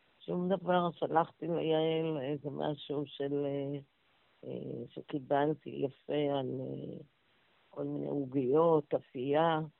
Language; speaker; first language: Hebrew; native; Hebrew